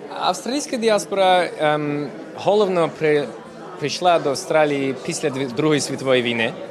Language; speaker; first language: Ukrainian; early bilingual, heritage; Ukrainian